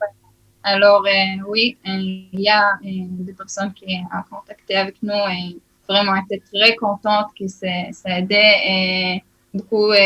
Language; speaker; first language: French; early bilingual, heritage; Hebrew